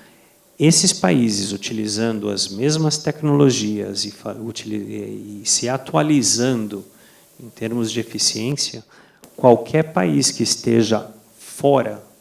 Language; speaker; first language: Portuguese; non-native, fluent; Spanish